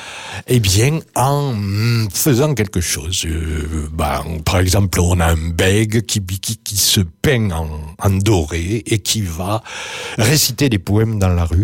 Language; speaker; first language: French; native; French